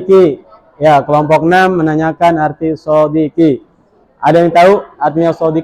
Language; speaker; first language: Indonesian; native; Indonesian